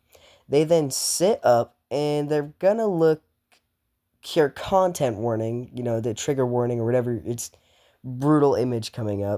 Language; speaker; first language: English; native; English